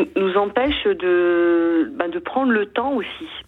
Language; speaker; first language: French; native; French